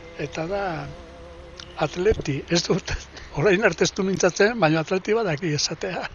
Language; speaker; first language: Basque; native; Basque